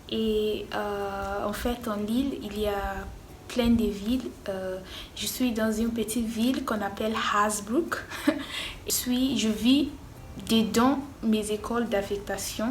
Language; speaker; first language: French; non-native, learner; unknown